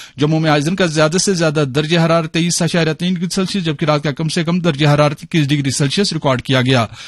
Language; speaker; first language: Urdu; non-native, local second language; Kashmiri